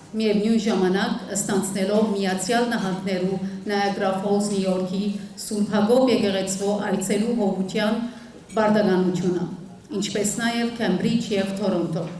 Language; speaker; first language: Armenian; early bilingual, heritage; Armenian